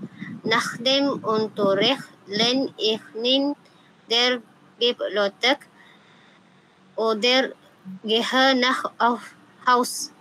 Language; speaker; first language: German; non-native, learner; Malay